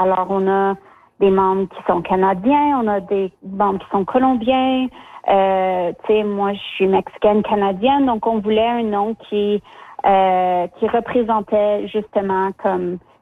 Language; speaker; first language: French; early bilingual, other home language; Spanish